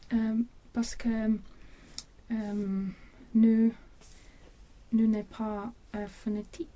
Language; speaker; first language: French; non-native, learner; Latvian